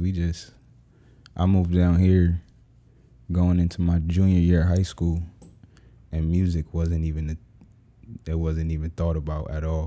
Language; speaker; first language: English; native; English